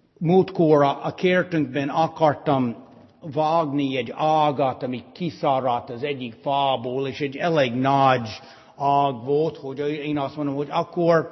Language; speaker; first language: Hungarian; non-native, fluent; English